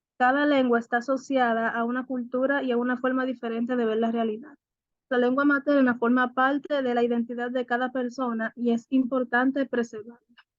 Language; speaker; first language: Spanish; native; Spanish